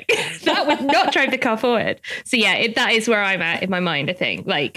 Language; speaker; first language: English; native; English